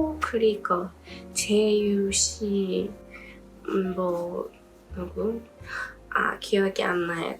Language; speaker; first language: Korean; non-native, learner; English